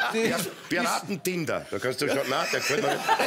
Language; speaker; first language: German; native; German